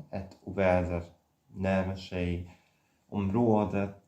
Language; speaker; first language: Swedish; non-native, fluent; Catalan